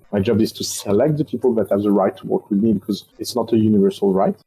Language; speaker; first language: English; non-native, fluent; French